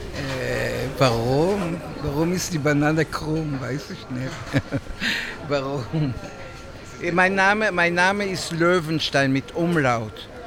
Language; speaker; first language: German; non-native, fluent; Hebrew